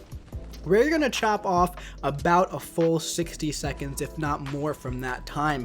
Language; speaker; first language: English; native; English